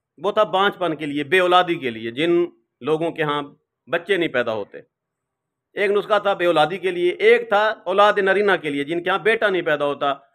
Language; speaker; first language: Urdu; non-native, local second language; Saraiki